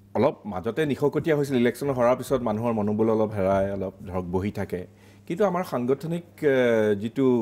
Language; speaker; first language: Assamese; native; Assamese